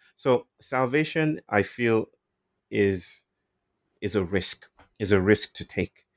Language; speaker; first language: English; non-native, local second language; Yoruba